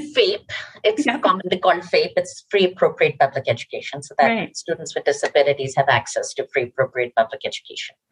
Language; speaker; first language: English; non-native, local second language; Urdu